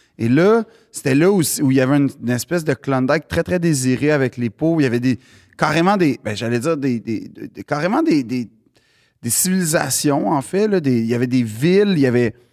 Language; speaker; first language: French; native; French